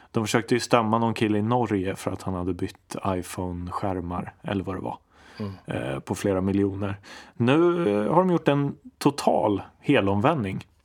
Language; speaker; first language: Swedish; native; Swedish